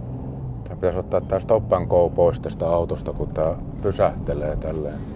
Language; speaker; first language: Finnish; native; Finnish